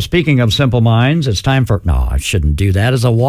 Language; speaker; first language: English; native; English